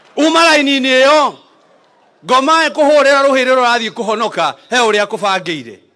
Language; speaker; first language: Swahili; non-native, local second language; Kikuyu